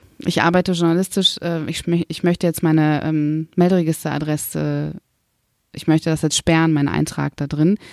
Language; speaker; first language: German; early bilingual, other home language; Kurdish